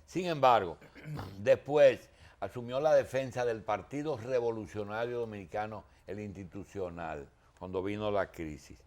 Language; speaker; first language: Spanish; native; Spanish